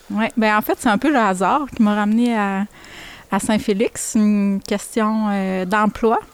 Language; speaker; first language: French; native; French